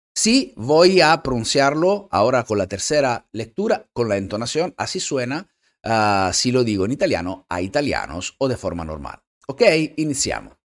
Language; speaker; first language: Spanish; non-native, fluent; Italian